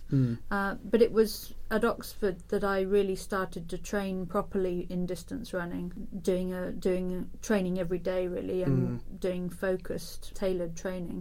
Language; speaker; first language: English; native; English